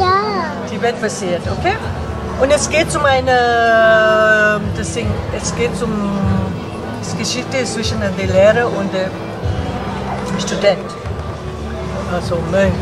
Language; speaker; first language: German; non-native, learner; Tibetan